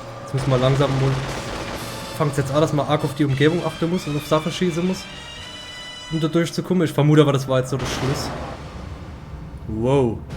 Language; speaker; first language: German; native; German